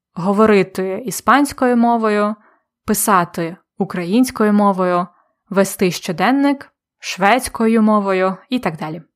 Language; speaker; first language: Ukrainian; native; Ukrainian